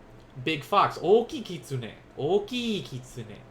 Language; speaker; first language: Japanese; non-native, learner; English